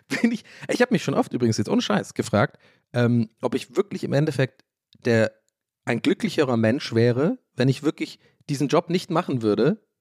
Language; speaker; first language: German; native; German